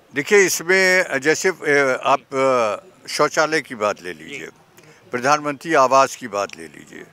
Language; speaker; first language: Hindi; native; Hindi